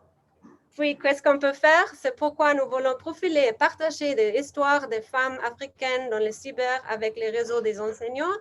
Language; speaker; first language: French; non-native, learner; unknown